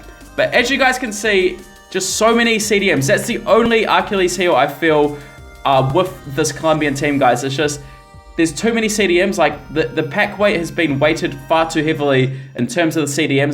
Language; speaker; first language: English; native; English